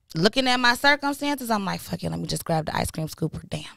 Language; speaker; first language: English; native; English